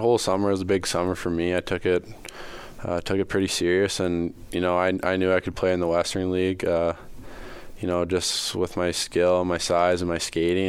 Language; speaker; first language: English; native; English